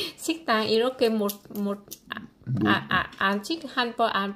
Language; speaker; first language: Korean; non-native, learner; Vietnamese